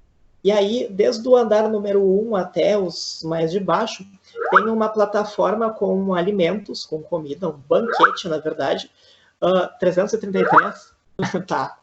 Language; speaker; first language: Portuguese; native; Portuguese